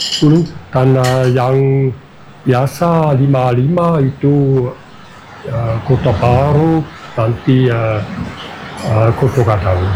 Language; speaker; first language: Indonesian; non-native, fluent; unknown